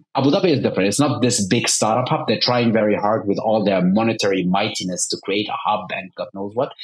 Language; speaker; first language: English; early bilingual, heritage; Arabic